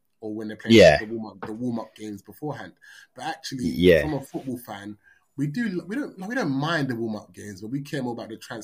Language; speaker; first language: English; native; English